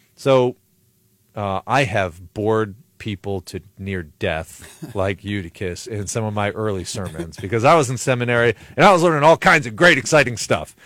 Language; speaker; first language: English; native; English